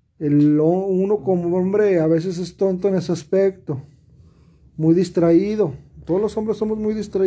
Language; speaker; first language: Spanish; native; Spanish